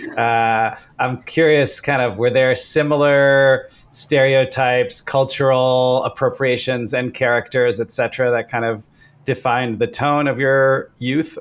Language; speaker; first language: English; early bilingual, other home language; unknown